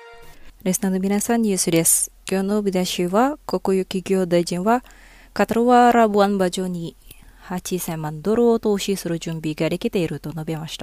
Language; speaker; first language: Japanese; non-native, fluent; Indonesian